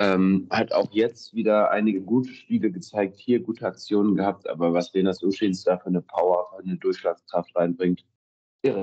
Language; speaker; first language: German; native; German